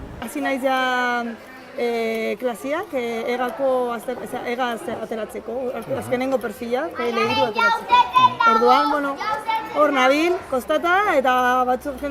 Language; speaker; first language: Basque; non-native, learner; Spanish